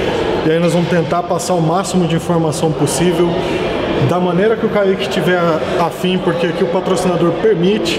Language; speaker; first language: Portuguese; native; Portuguese